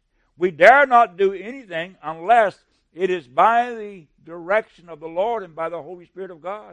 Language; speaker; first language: English; native; English